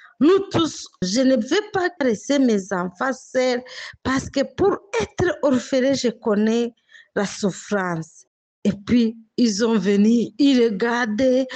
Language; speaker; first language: French; non-native, local second language; Swahili